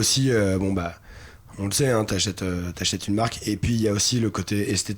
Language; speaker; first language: French; native; French